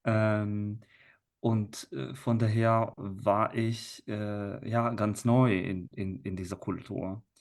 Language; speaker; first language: German; non-native, fluent; Italian